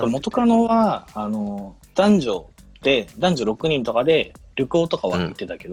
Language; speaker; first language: Japanese; native; Japanese